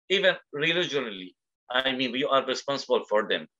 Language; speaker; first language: English; non-native, fluent; Arabic